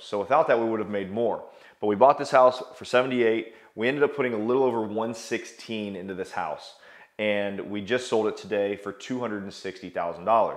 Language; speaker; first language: English; native; English